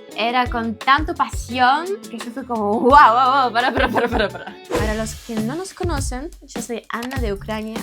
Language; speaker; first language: Spanish; non-native, fluent; Ukrainian